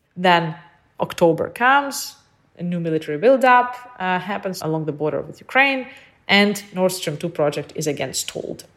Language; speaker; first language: English; early bilingual, other home language; Ukrainian